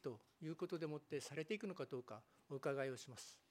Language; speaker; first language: Japanese; native; Japanese